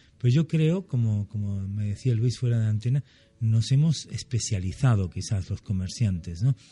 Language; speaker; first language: Spanish; non-native, fluent; German